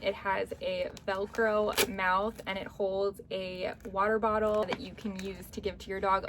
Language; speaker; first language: English; native; English